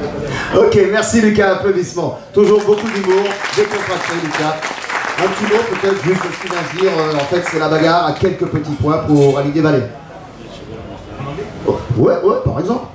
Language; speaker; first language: French; native; French